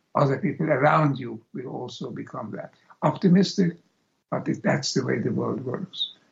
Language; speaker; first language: English; non-native, fluent; Hungarian